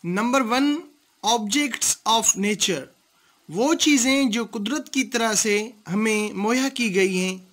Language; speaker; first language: Urdu; non-native, local second language; Sindhi